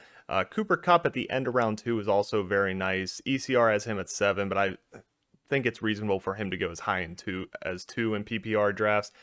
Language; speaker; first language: English; native; English